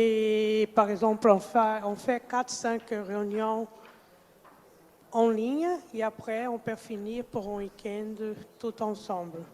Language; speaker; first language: French; non-native, fluent; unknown